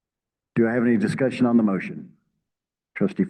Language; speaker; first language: English; native; English